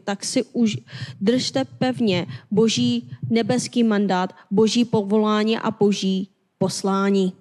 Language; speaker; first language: Czech; non-native, fluent; Korean